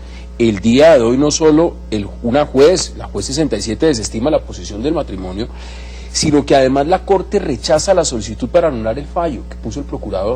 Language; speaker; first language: Spanish; native; Spanish